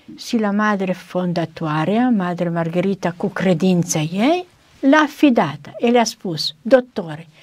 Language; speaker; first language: Romanian; non-native, learner; Italian